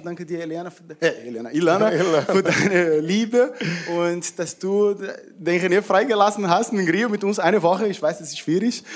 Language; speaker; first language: German; non-native, fluent; Portuguese